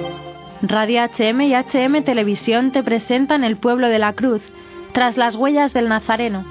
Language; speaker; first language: Spanish; native; Spanish